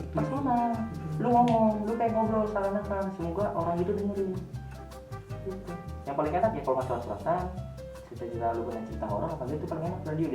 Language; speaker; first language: Indonesian; native; Indonesian